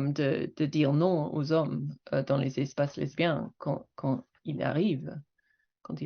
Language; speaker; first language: French; non-native, fluent; English